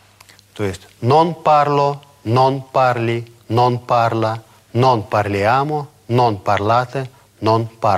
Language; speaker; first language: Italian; non-native, fluent; Russian